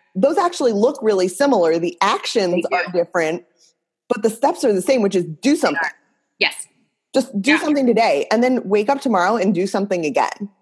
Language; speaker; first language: English; non-native, fluent; Portuguese